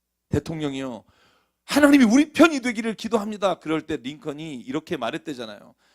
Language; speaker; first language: Korean; native; Korean